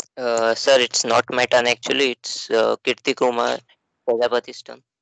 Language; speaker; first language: English; non-native, learner; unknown